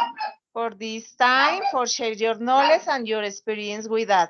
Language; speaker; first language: English; non-native, learner; Spanish